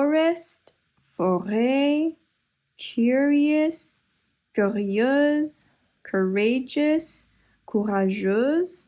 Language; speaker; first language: French; non-native, fluent; English